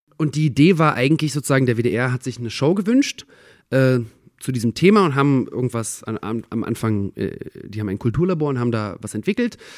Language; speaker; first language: German; early bilingual, other home language; Russian